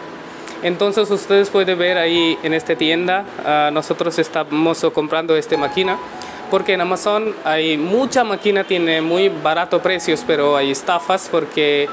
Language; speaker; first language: Spanish; non-native, learner; Hindi